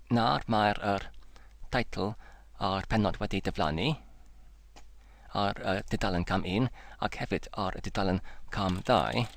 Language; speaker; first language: Welsh; non-native, fluent; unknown